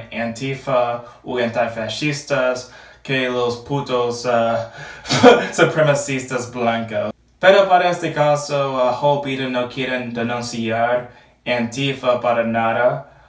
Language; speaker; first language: Spanish; non-native, learner; English